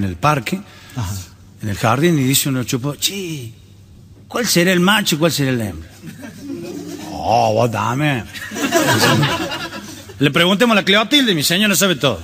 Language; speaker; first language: Spanish; native; Spanish